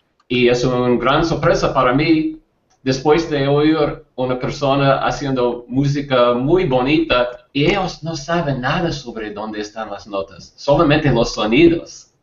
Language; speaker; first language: Spanish; non-native, learner; English